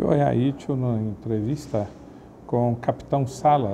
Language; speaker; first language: Spanish; non-native, learner; Portuguese